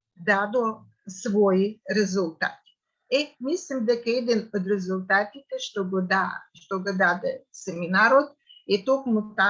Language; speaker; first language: Macedonian; non-native, fluent; Russian